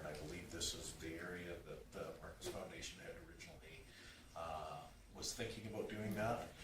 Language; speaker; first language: English; native; English